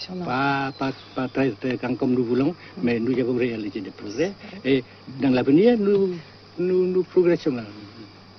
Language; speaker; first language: French; non-native, fluent; Vietnamese